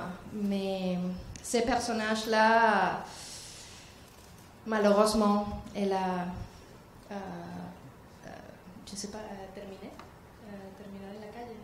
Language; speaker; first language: French; non-native, learner; Spanish